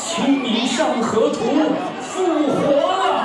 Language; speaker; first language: Chinese; native; Chinese